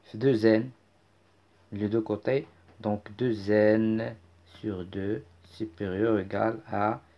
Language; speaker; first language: French; non-native, local second language; Arabic